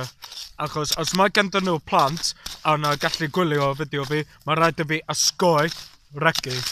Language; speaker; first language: Welsh; non-native, learner; English